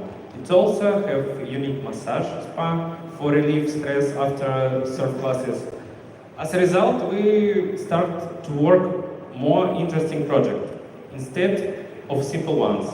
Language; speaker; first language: English; non-native, learner; Russian